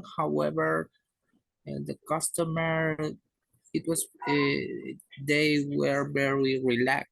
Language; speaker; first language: English; non-native, learner; Spanish